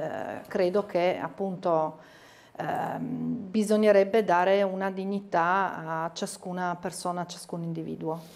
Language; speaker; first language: Italian; native; Italian